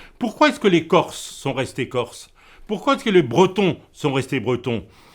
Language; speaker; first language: French; non-native, local second language; Swiss German